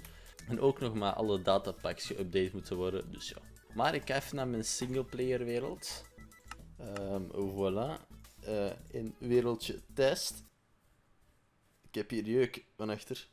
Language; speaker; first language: Dutch; native; Dutch